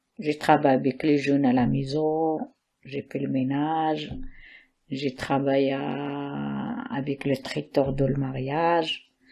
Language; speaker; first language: French; non-native, learner; Arabic